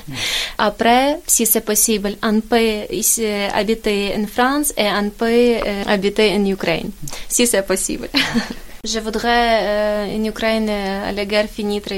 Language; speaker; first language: French; non-native, learner; Ukrainian